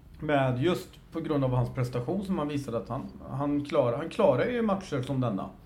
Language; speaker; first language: Swedish; early bilingual, other home language; Persian